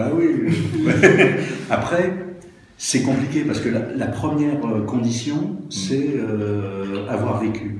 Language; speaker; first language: French; native; French